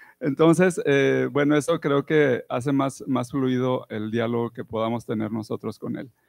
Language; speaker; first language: Spanish; native; Spanish